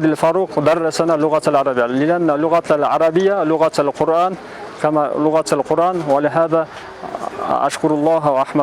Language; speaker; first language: Arabic; non-native, fluent; Kyrgyz